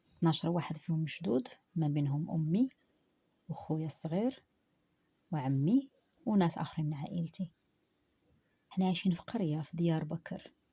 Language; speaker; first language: Arabic; native; Arabic